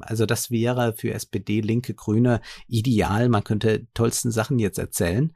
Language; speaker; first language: German; native; German